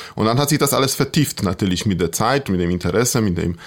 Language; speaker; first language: German; non-native, fluent; Polish